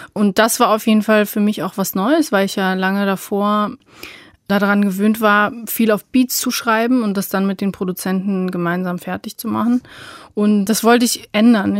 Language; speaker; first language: German; early bilingual, other home language; Romanian